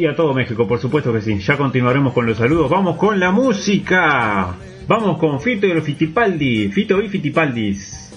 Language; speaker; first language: Spanish; native; Spanish